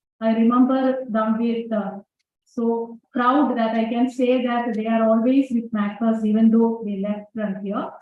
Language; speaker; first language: English; non-native, local second language; Malayalam